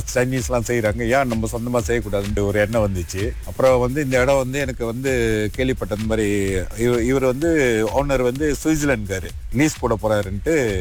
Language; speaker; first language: Tamil; early bilingual, heritage; Tamil